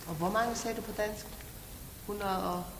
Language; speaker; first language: Danish; non-native, learner; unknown